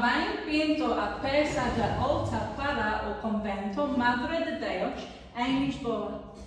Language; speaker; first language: Portuguese; non-native, learner; English